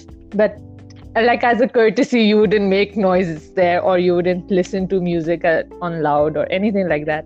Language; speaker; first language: English; non-native, local second language; Urdu